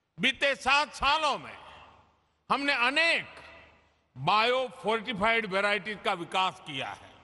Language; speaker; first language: Hindi; non-native, local second language; Gujarati